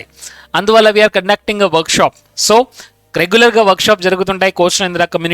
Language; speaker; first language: Telugu; native; Telugu